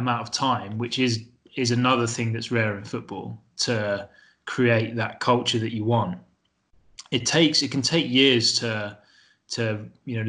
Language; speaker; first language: English; native; English